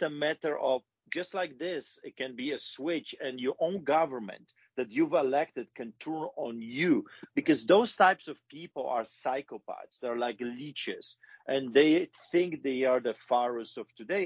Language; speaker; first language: English; non-native, fluent; Polish